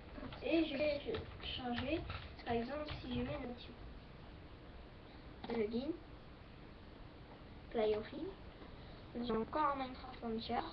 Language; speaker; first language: French; native; French